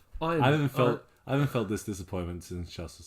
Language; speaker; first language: English; native; English